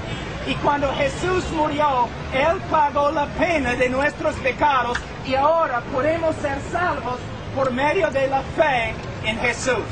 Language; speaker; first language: Spanish; non-native, fluent; English